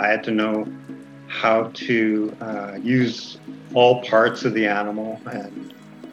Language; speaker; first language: English; native; English